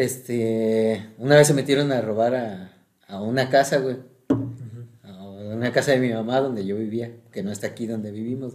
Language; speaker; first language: Spanish; native; Spanish